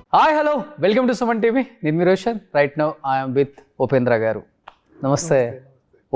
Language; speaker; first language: Telugu; native; Telugu